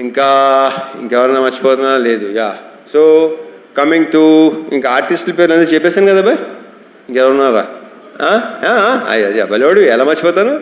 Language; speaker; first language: Telugu; native; Telugu